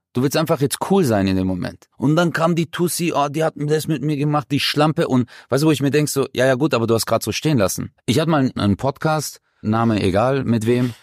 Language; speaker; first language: German; early bilingual, other home language; Turkish